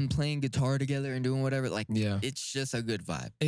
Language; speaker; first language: English; native; English